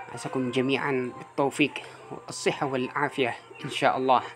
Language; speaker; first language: Arabic; non-native, fluent; Indonesian